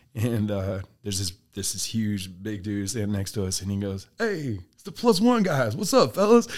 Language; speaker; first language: English; early bilingual, other home language; Filipino